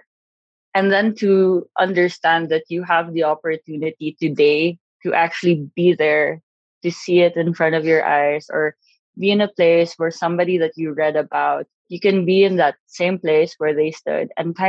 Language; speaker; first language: English; non-native, local second language; Filipino